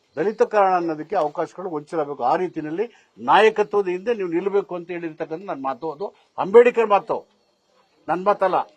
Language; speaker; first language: Kannada; native; Kannada